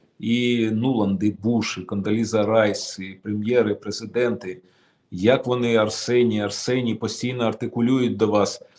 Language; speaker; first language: Ukrainian; non-native, local second language; Russian